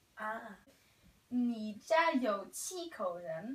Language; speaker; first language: Chinese; non-native, learner; Norwegian